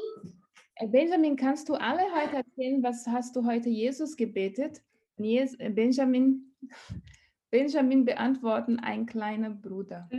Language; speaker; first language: German; non-native, learner; Portuguese